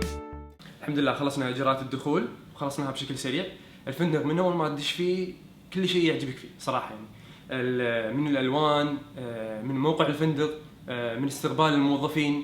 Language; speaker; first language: Arabic; native; Arabic